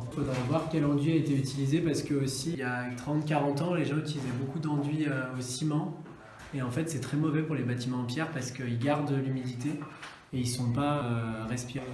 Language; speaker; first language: French; native; French